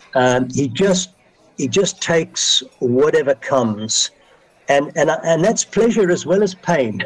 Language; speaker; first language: English; native; English